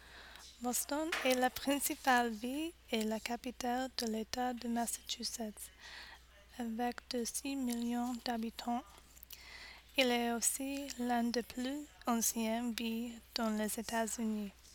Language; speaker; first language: French; non-native, learner; English